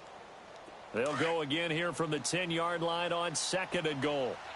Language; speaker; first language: English; native; English